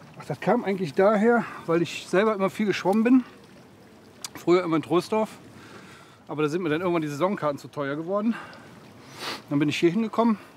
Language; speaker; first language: German; native; German